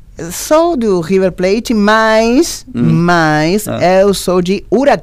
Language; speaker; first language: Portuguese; non-native, learner; Spanish